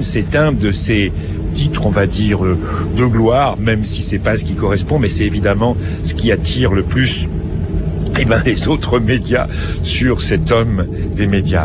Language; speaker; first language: French; native; French